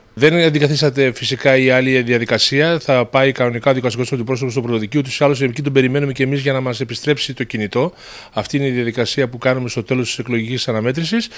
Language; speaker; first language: Greek; native; Greek